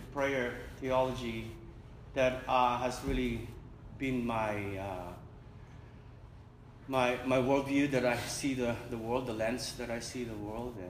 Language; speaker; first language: English; non-native, local second language; Filipino